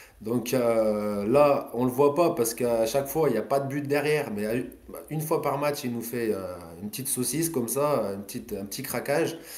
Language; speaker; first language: French; native; French